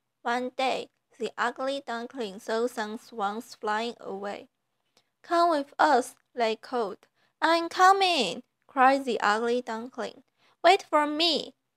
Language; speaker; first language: English; non-native, fluent; Chinese